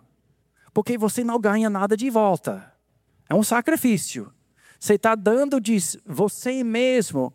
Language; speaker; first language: Portuguese; non-native, fluent; English